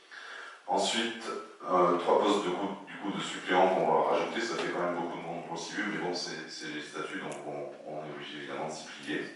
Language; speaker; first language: French; native; French